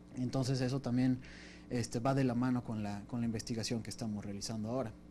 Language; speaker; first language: Spanish; native; Spanish